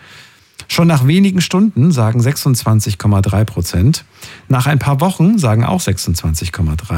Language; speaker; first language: German; native; German